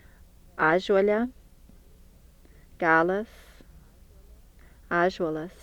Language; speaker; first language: Lithuanian; early bilingual, heritage; Lithuanian